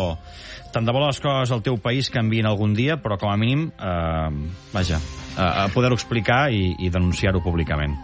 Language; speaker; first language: Catalan; native; Catalan